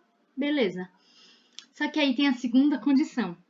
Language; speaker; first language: Portuguese; native; Portuguese